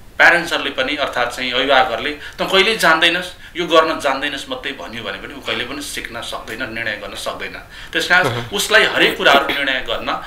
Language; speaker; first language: Nepali; native; Nepali